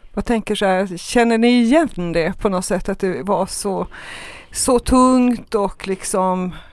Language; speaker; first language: Swedish; native; Swedish